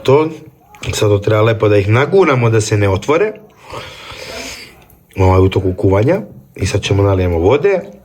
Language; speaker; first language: Croatian; native; Croatian